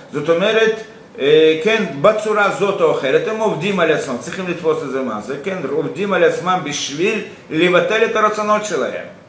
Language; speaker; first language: Hebrew; non-native, fluent; Russian